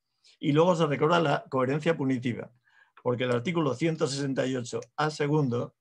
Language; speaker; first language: Spanish; native; Spanish